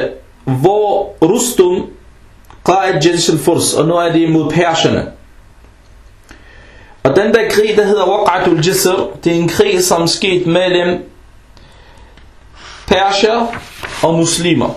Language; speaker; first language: Danish; early bilingual, other home language; Arabic